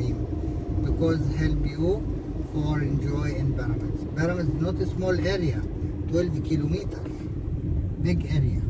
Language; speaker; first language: English; non-native, learner; Arabic